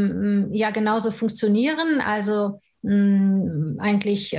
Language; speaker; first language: German; native; German